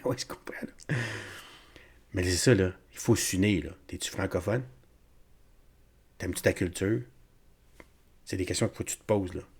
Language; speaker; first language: French; native; French